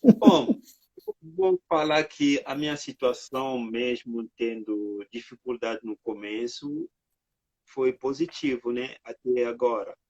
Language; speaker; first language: Portuguese; non-native, fluent; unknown